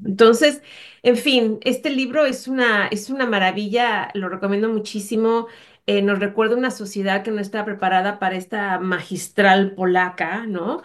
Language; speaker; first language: Spanish; native; Spanish